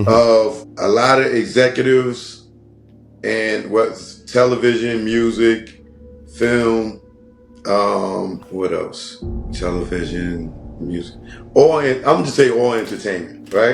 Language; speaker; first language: English; native; English